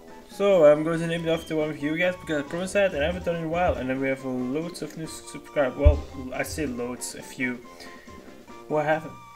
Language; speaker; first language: English; native; English